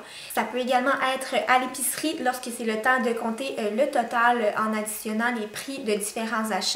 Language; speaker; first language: French; native; French